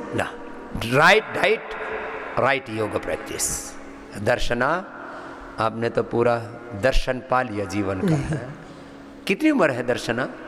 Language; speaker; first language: Hindi; native; Hindi